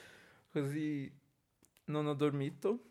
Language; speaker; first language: Italian; non-native, learner; Portuguese